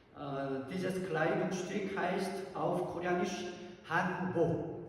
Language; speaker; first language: German; non-native, learner; Korean